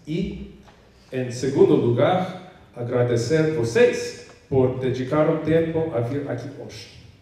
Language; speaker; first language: Portuguese; non-native, learner; English